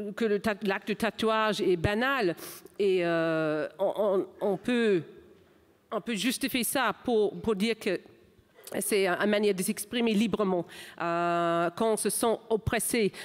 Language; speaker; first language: French; non-native, fluent; English